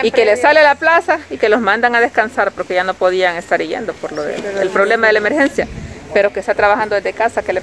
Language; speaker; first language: Spanish; native; Spanish